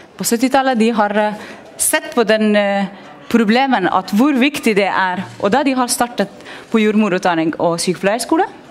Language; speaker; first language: Norwegian; non-native, fluent; Persian